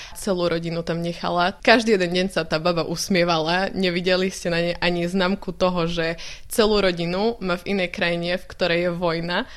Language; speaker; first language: Slovak; native; Slovak